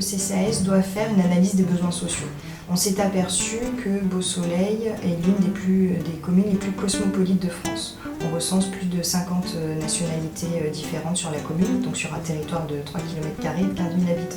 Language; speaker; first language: French; native; French